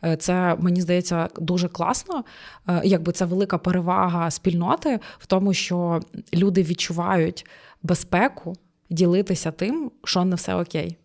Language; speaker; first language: Ukrainian; native; Ukrainian